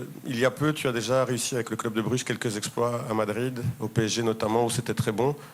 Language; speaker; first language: French; native; French